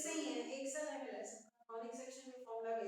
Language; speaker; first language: Hindi; native; Hindi